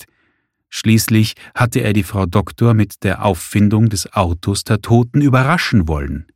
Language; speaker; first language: German; native; German